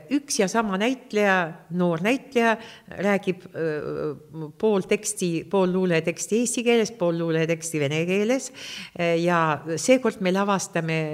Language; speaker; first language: Estonian; non-native, local second language; Russian